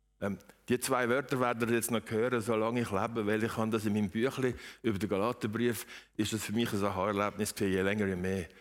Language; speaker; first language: German; native; German